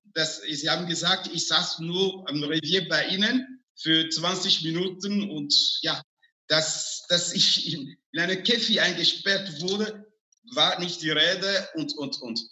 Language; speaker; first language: German; non-native, fluent; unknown